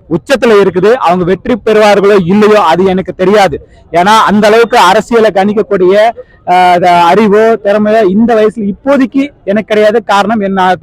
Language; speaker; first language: Tamil; non-native, local second language; Telugu